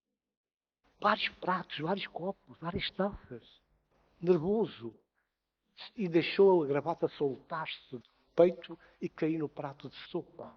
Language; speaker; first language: Portuguese; non-native, local second language; Upper Guinea Crioulo